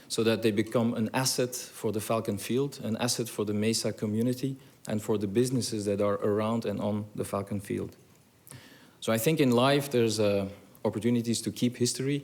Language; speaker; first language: English; non-native, fluent; Dutch